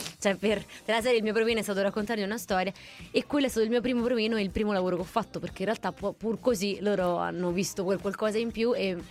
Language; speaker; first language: Italian; native; Italian